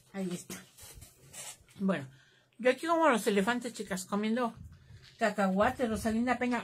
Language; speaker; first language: Spanish; native; Spanish